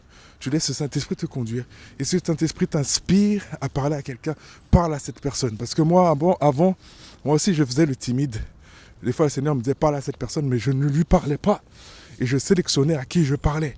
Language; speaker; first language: French; native; French